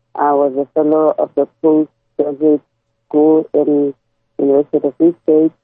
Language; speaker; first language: English; non-native, local second language; Tswana